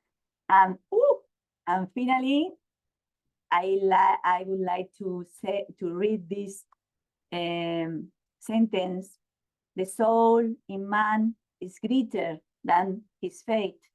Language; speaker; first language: English; non-native, learner; Spanish